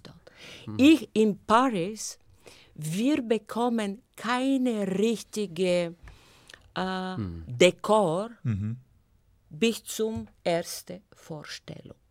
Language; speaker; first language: German; non-native, fluent; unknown